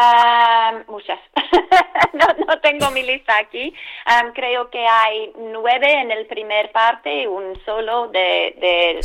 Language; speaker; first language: Spanish; non-native, fluent; English